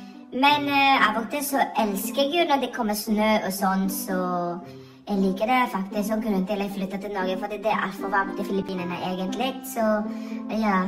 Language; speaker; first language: Norwegian; non-native, fluent; Iloko